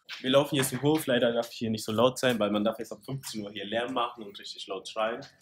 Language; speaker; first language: German; early bilingual, other home language; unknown